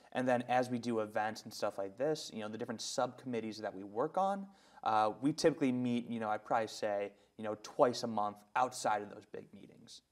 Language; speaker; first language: English; native; English